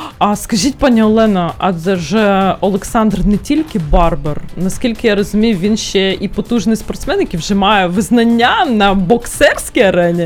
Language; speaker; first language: Ukrainian; native; Ukrainian